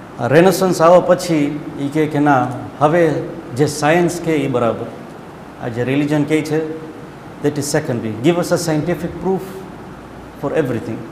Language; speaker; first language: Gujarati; early bilingual, heritage; Gujarati